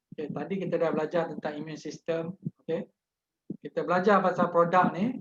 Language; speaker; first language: Malay; native; Malay